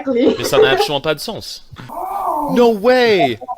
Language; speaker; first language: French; non-native, fluent; English